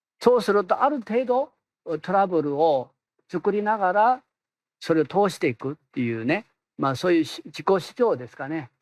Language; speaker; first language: Japanese; non-native, fluent; Korean